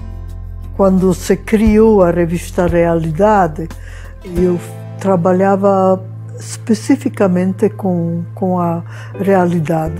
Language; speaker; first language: Portuguese; non-native, fluent; Hungarian